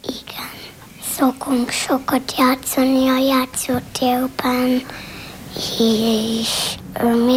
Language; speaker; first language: Hungarian; non-native, local second language; Slovenian